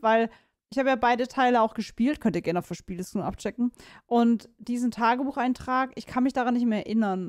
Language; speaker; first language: German; native; German